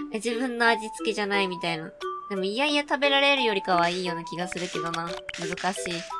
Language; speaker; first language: Japanese; native; Japanese